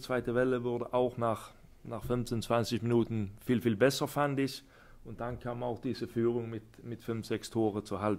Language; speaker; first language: German; non-native, fluent; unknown